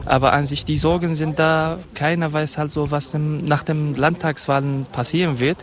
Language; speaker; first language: German; non-native, fluent; Kurdish